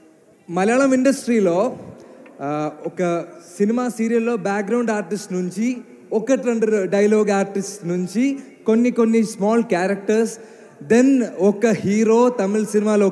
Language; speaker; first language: Telugu; non-native, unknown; Malayalam